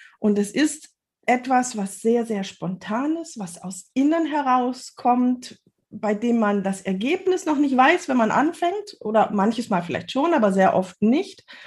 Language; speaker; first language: German; native; German